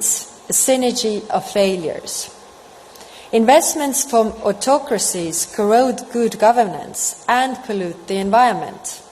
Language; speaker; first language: English; non-native, fluent; Estonian